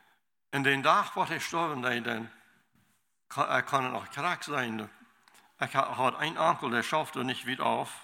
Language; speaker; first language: German; non-native, learner; Low German